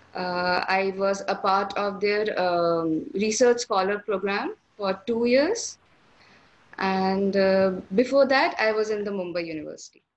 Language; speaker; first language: English; non-native, local second language; Hindi